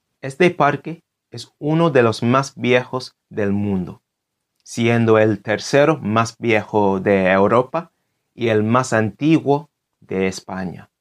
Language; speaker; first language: Spanish; non-native, fluent; English